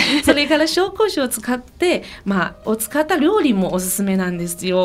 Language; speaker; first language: Japanese; non-native, fluent; Chinese